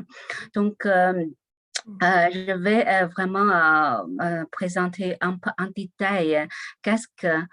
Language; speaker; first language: French; non-native, learner; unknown